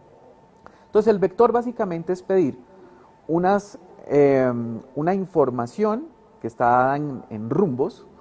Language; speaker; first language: Spanish; native; Spanish